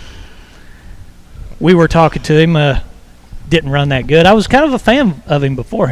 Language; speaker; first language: English; native; English